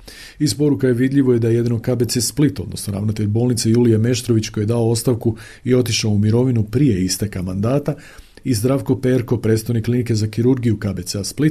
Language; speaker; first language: Croatian; native; Croatian